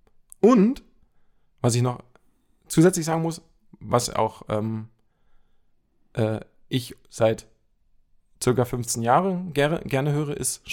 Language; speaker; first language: German; native; German